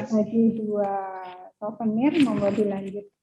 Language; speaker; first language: Indonesian; native; Indonesian